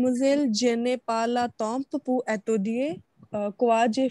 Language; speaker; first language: French; non-native, learner; Hindi